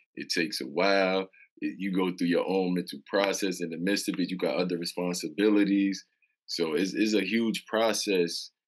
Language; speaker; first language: English; native; English